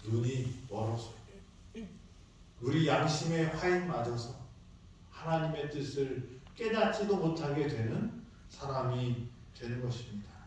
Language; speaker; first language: Korean; native; Korean